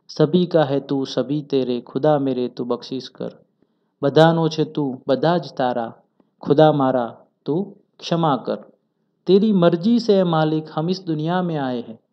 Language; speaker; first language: Hindi; non-native, local second language; Gujarati